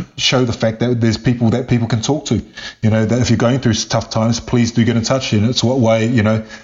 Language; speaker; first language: English; native; English